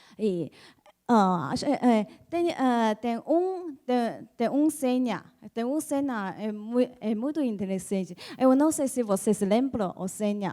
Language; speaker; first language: Portuguese; non-native, learner; Chinese